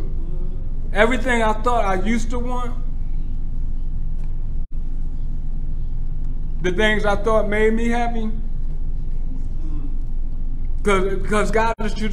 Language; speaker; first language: English; native; English